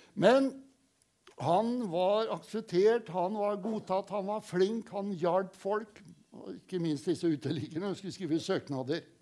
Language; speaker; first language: Norwegian; native; Norwegian